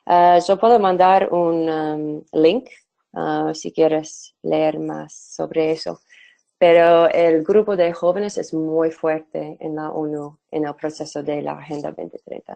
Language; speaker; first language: Spanish; non-native, fluent; English